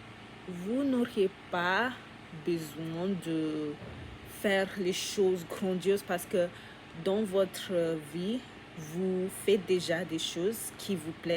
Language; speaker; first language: French; non-native, learner; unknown